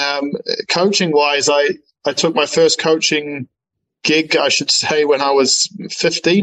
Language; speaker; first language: English; native; English